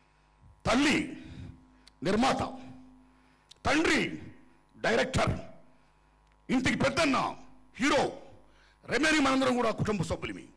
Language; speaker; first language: Telugu; native; Telugu